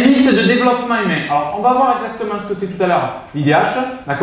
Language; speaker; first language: French; native; French